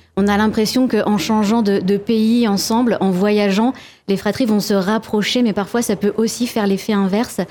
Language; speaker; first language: French; native; French